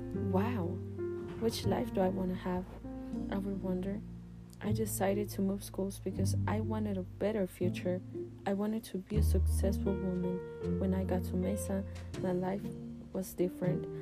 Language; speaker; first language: English; early bilingual, other home language; Spanish